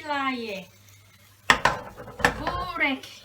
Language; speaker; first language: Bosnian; early bilingual, heritage; Bosnian